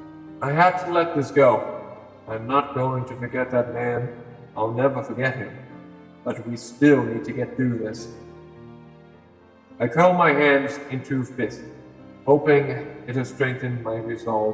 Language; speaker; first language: English; native; English